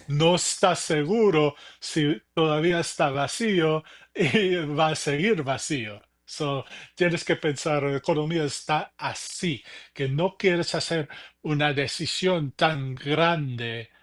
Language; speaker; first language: Spanish; early bilingual, heritage; English